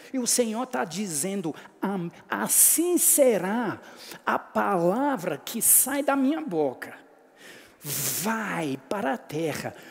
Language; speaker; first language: Portuguese; non-native, fluent; English